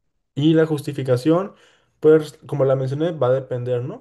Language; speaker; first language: Spanish; native; Spanish